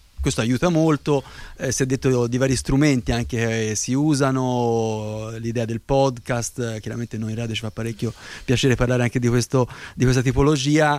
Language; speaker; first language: Italian; native; Italian